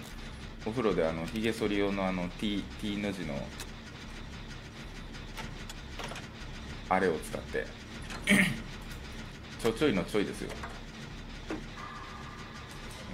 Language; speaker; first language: Japanese; native; Japanese